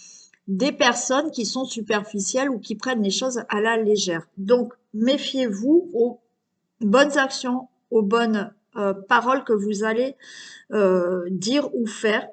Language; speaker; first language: French; native; French